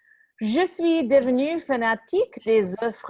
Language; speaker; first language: French; non-native, fluent; English